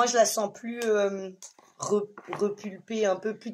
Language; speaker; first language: French; native; French